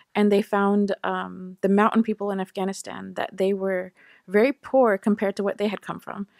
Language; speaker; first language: English; native; English